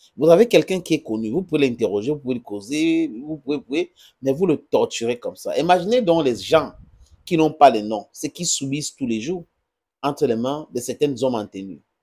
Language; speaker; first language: French; non-native, local second language; English